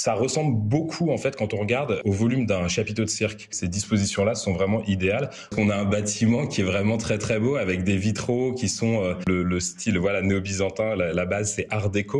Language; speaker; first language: French; native; French